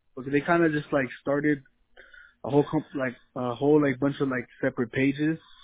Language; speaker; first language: English; early bilingual, other home language; Spanish